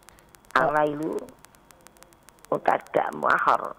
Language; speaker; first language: Arabic; non-native, learner; Indonesian